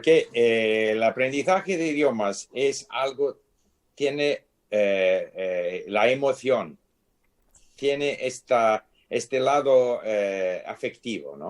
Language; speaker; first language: Spanish; non-native, fluent; English